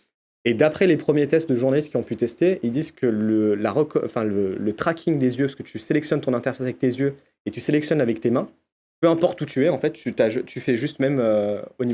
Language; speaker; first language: French; native; French